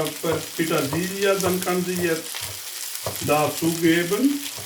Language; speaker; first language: German; non-native, learner; Urdu